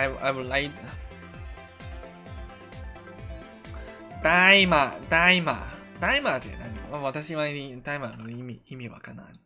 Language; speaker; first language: Japanese; non-native, learner; Cantonese